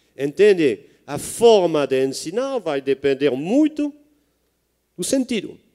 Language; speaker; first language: Portuguese; non-native, fluent; French